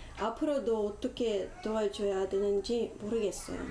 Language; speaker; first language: Korean; non-native, fluent; Russian